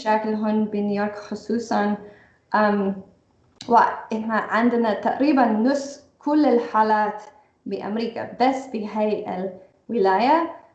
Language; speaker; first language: Arabic; non-native, fluent; English